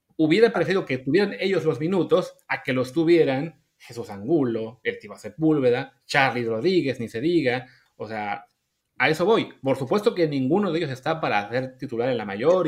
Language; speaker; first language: Spanish; native; Spanish